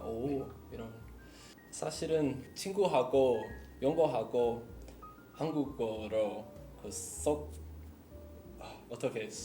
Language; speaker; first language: Korean; non-native, learner; English